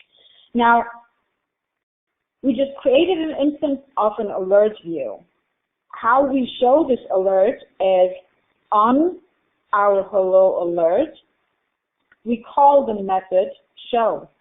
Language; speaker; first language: English; non-native, fluent; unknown